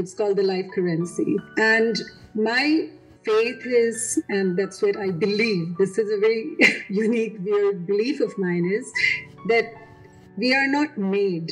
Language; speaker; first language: English; non-native, local second language; Hindi